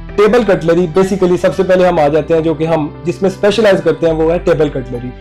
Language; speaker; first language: Urdu; non-native, local second language; Punjabi